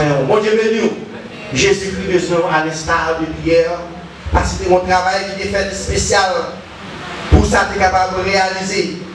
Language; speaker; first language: French; non-native, learner; Haitian Creole